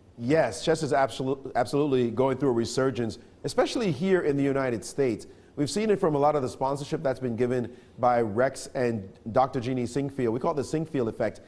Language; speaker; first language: English; native; English